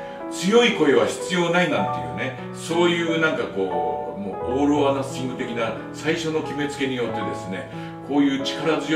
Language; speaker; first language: Japanese; native; Japanese